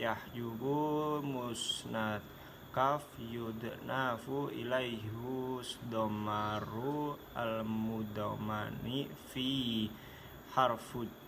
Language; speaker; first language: Arabic; non-native, learner; Indonesian